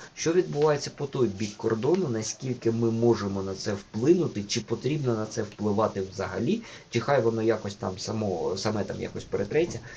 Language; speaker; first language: Ukrainian; non-native, local second language; Russian